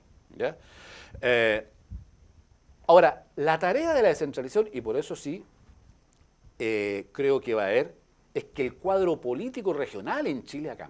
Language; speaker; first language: Spanish; native; Spanish